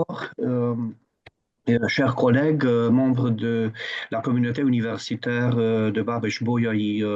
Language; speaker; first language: French; non-native, fluent; Romanian